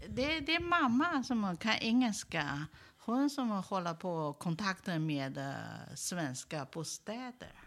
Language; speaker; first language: Swedish; non-native, learner; Chinese